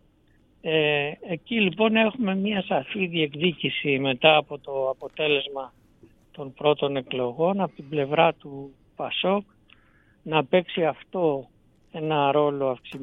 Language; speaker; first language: Greek; native; Greek